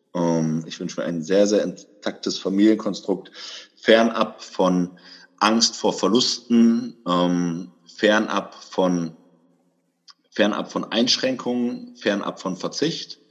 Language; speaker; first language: German; native; German